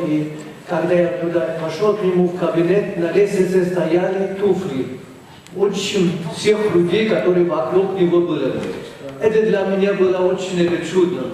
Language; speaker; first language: Russian; non-native, fluent; German